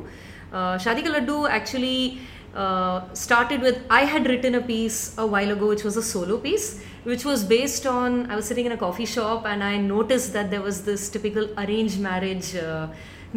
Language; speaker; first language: English; non-native, local second language; Tamil